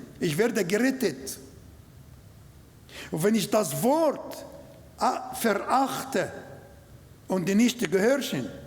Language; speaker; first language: German; non-native, learner; Arabic